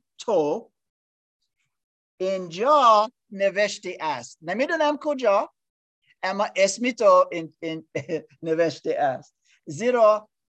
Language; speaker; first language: Persian; non-native, learner; English